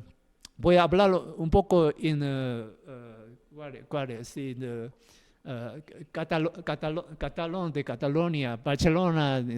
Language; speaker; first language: Spanish; non-native, learner; Korean